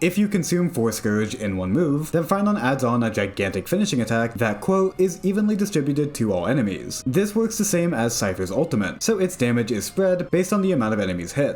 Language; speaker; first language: English; native; English